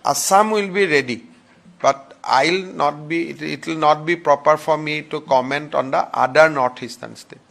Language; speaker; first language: English; non-native, local second language; Assamese